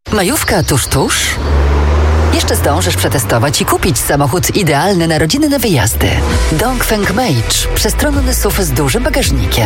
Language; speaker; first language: Polish; native; Polish